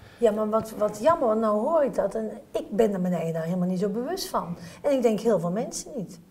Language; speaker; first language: Dutch; native; Dutch